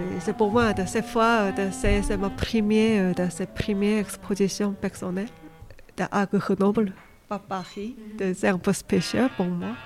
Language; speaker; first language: French; non-native, learner; Korean